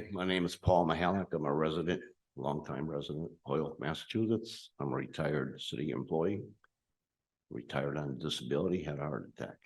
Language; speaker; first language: English; native; English